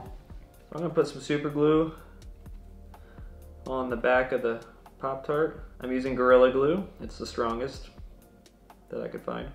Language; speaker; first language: English; native; English